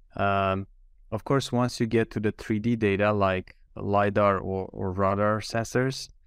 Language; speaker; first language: English; non-native, fluent; Armenian